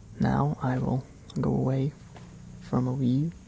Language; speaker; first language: English; non-native, fluent; Slovak